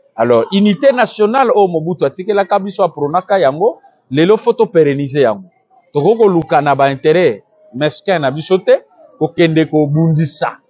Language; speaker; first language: Lingala; non-native, local second language; Kituba (Democratic Republic of Congo)